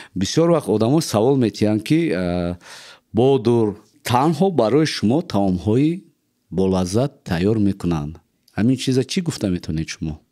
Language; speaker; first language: Tajik; non-native, local second language; Uzbek